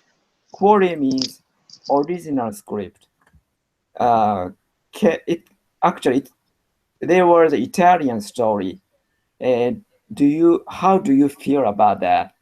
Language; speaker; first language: English; non-native, learner; Japanese